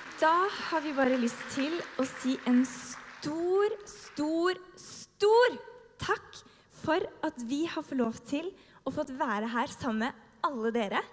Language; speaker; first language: Norwegian; native; Norwegian